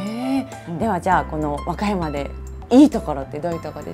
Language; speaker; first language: Japanese; native; Japanese